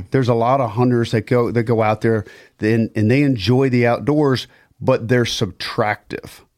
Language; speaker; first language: English; native; English